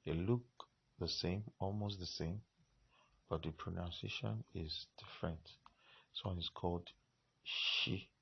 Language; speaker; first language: English; non-native, local second language; Yoruba